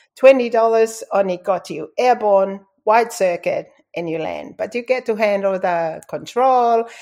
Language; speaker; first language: English; non-native, fluent; Tongan